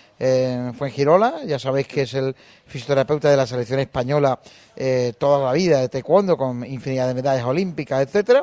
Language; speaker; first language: Spanish; native; Spanish